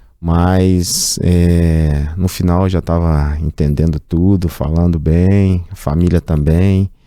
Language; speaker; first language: Portuguese; native; Portuguese